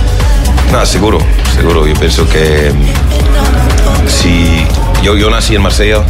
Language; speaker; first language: Spanish; non-native, learner; French